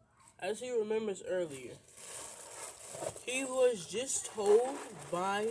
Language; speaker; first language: English; native; English